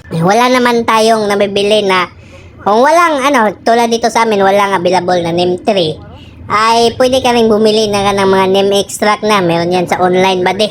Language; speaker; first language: Filipino; non-native, local second language; Cebuano